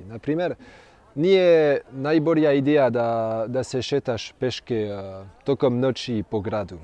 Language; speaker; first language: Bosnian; non-native, fluent; French